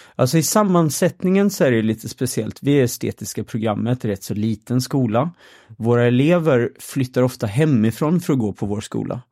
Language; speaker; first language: Swedish; native; Swedish